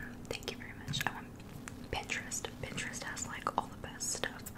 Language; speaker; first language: English; native; English